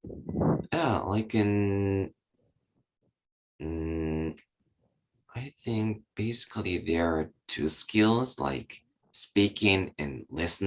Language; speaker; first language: English; non-native, learner; Japanese